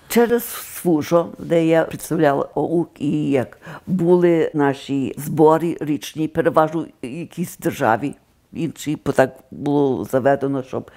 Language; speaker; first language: Ukrainian; early bilingual, heritage; Ukrainian